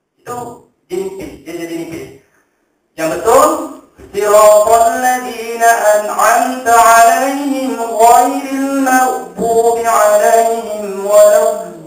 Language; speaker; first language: Malay; native; Malay